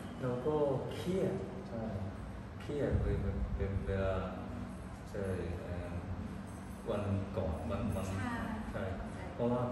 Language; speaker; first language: Thai; non-native, learner; Cantonese